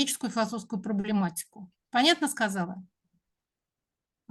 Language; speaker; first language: Russian; native; Russian